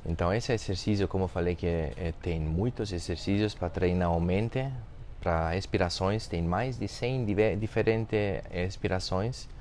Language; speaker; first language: Portuguese; non-native, fluent; German